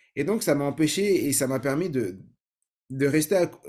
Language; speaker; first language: French; native; French